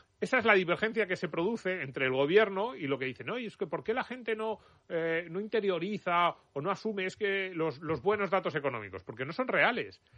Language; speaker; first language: Spanish; native; Spanish